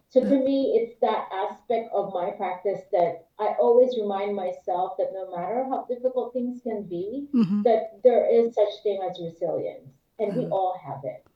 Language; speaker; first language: English; non-native, local second language; Filipino